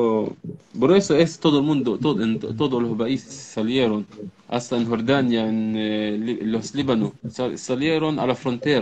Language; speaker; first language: Spanish; non-native, learner; Arabic